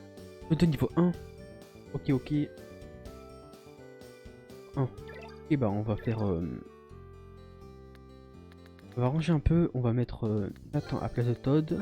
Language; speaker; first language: French; native; French